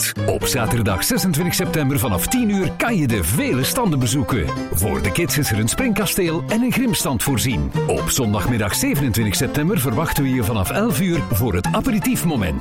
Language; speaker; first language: Dutch; native; Dutch